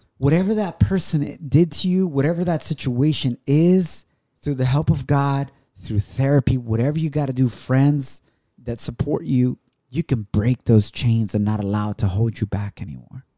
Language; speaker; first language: English; early bilingual, other home language; Spanish